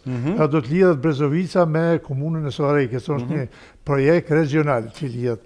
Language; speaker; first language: Albanian; native; Albanian